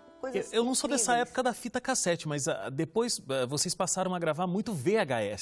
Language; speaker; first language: Portuguese; native; Portuguese